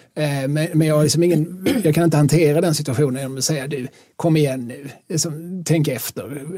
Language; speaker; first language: Swedish; native; Swedish